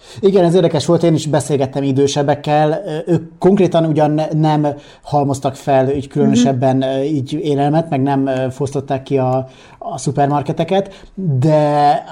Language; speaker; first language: Hungarian; native; Hungarian